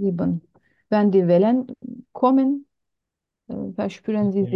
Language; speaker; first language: German; non-native, learner; Turkish